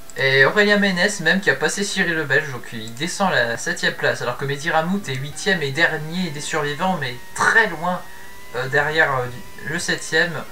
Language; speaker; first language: French; native; French